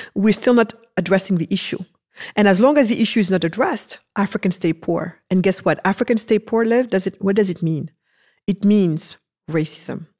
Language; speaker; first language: English; early bilingual, other home language; Wolof